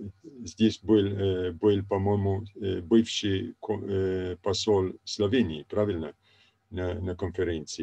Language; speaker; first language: Russian; non-native, fluent; Italian